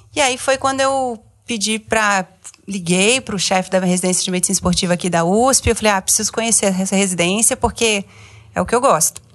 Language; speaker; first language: Portuguese; native; Portuguese